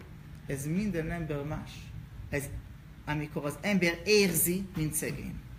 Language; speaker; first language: Hungarian; non-native, learner; Hebrew